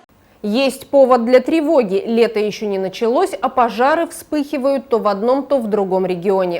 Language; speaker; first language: Russian; native; Russian